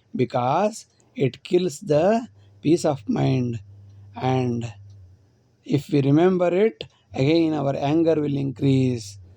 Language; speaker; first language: English; non-native, local second language; Kannada